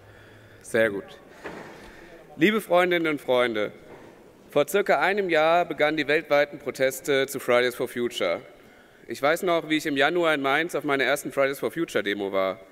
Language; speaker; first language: German; native; German